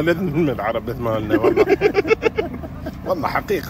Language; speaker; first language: Arabic; native; Arabic